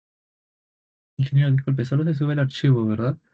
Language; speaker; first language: Spanish; native; Spanish